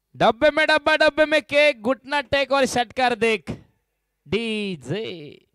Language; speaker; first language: Hindi; non-native, local second language; Marathi